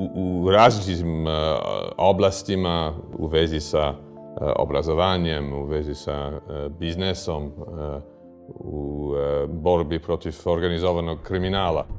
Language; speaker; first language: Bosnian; non-native, fluent; English